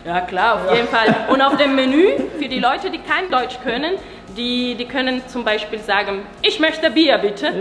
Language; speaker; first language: German; non-native, fluent; Spanish